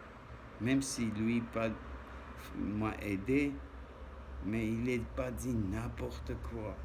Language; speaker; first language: French; non-native, learner; Armenian